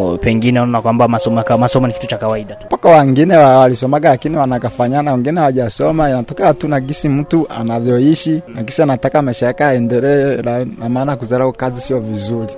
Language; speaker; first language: Swahili; non-native, local second language; Rundi